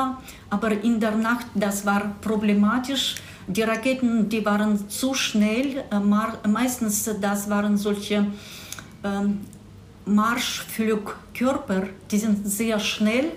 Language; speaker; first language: German; non-native, fluent; Russian